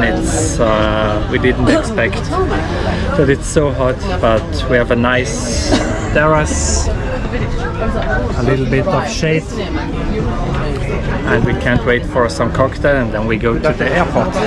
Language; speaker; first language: English; non-native, fluent; German